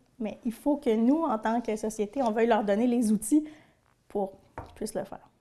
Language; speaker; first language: French; native; French